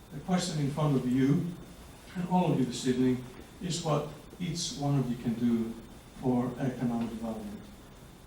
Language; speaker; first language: English; non-native, fluent; Greek